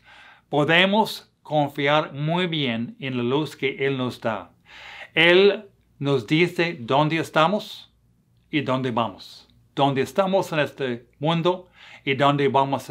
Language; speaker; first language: Spanish; non-native, fluent; English